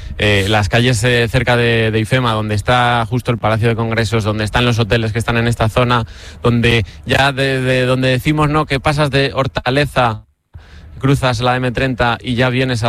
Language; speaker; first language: Spanish; native; Spanish